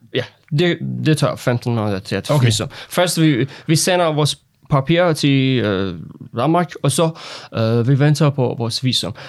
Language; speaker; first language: Danish; non-native, fluent; Persian